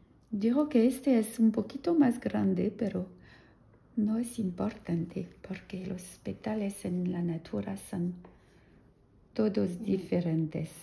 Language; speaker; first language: Spanish; non-native, learner; French